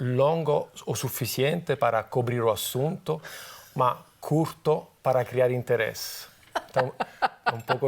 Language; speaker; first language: Portuguese; non-native, fluent; Italian